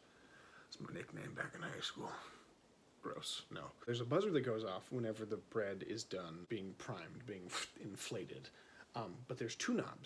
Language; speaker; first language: English; native; English